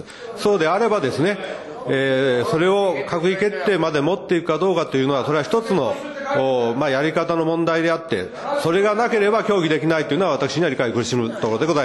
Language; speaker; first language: Japanese; native; Japanese